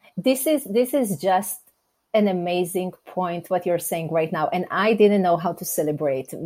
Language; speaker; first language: English; non-native, fluent; Hebrew